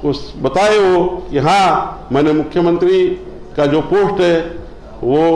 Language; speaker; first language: Hindi; non-native, local second language; Marathi